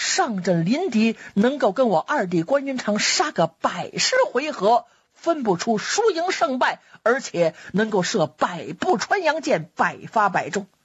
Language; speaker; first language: Chinese; native; Chinese